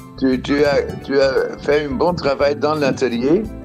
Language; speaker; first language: French; non-native, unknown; Dutch